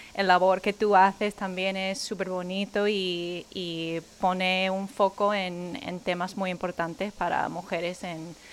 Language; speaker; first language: Spanish; non-native, fluent; English